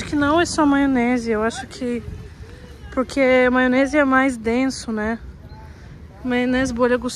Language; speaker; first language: Portuguese; non-native, fluent; Russian